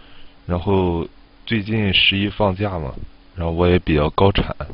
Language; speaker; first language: Chinese; native; Chinese